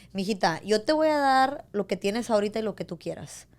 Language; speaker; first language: Spanish; early bilingual, heritage; Spanish